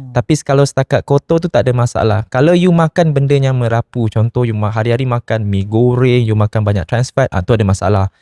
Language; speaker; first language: Malay; native; Malay